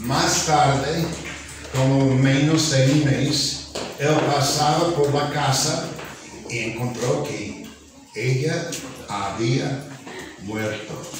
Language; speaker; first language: Spanish; non-native, fluent; English